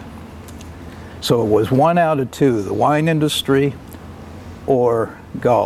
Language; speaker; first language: English; native; English